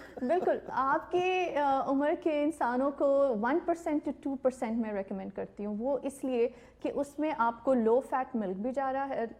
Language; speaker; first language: Urdu; native; Urdu